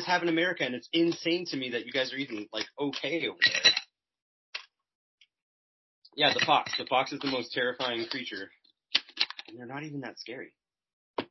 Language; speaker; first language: English; native; English